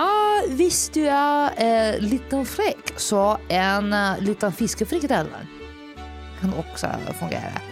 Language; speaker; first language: Swedish; non-native, learner; Danish